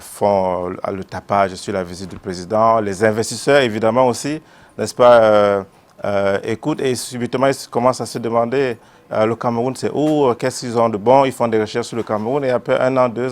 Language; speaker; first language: French; native; French